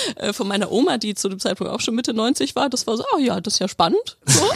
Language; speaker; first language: German; native; German